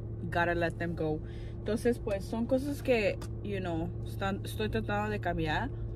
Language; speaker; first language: Spanish; early bilingual, heritage; Spanish